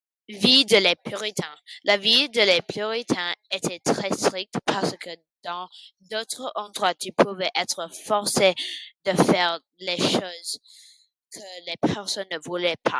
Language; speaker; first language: French; non-native, learner; English